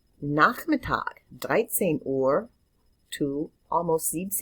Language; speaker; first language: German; non-native, fluent; English